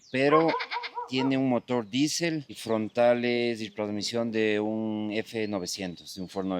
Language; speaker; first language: Spanish; native; Spanish